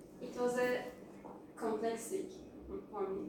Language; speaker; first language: English; non-native, learner; Turkish